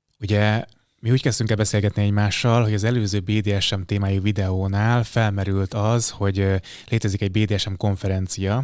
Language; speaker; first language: Hungarian; native; Hungarian